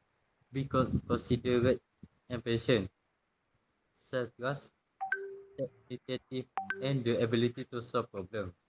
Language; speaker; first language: English; non-native, local second language; Malay